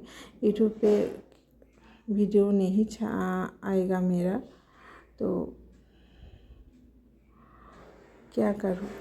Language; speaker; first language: Hindi; non-native, local second language; Bangla